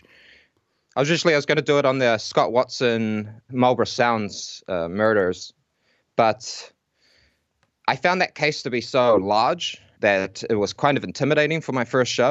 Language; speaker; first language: English; native; English